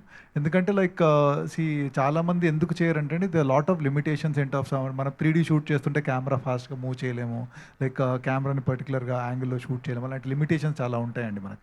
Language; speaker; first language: Telugu; native; Telugu